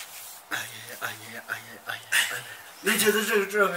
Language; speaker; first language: Chinese; non-native, local second language; Tibetan